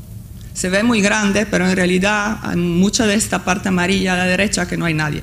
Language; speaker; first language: Spanish; non-native, fluent; Italian